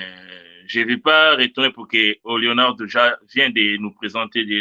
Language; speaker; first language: French; non-native, local second language; Luba-Lulua